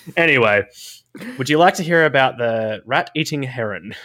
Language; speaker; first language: English; native; English